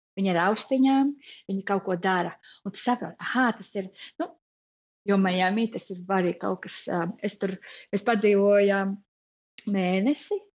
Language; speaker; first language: Latvian; native; Latvian